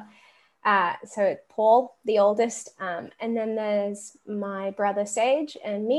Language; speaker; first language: English; native; English